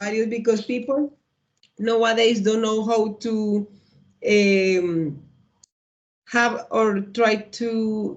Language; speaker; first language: English; non-native, learner; Spanish